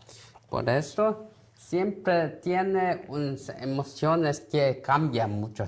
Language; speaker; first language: Spanish; non-native, learner; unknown